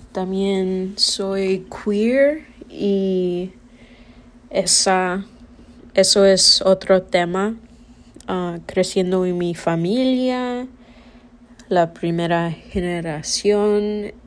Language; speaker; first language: Spanish; early bilingual, other home language; English